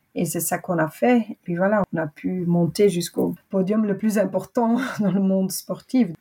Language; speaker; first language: French; native; French